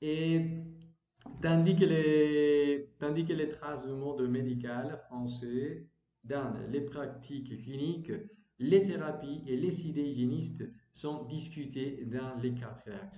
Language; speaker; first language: French; non-native, learner; Spanish